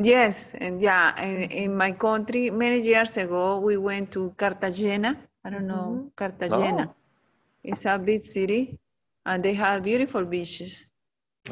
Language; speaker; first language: English; non-native, learner; Spanish